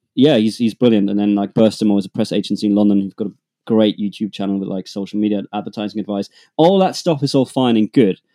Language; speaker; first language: English; non-native, fluent; German